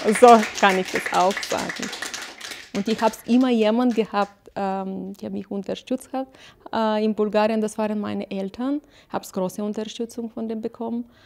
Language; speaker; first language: German; non-native, fluent; Bulgarian